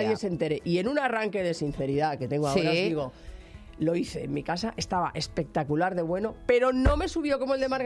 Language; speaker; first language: Spanish; native; Spanish